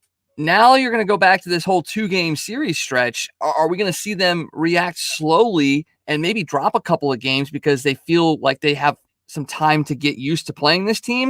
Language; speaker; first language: English; native; English